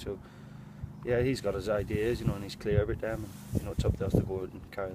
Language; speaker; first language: English; native; English